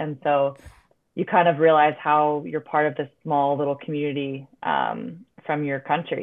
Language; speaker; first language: English; native; English